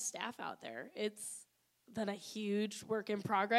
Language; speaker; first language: English; native; English